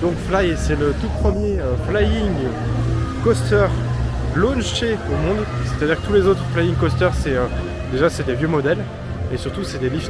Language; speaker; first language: French; native; French